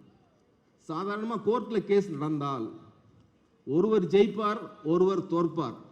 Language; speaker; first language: Tamil; native; Tamil